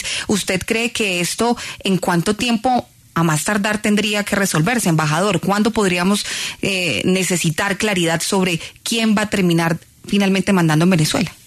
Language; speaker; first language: Spanish; native; Spanish